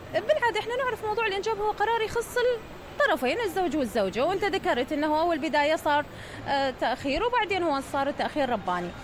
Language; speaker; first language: Arabic; native; Arabic